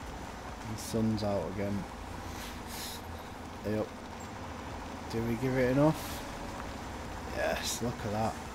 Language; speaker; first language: English; native; English